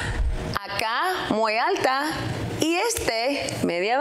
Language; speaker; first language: Spanish; non-native, learner; English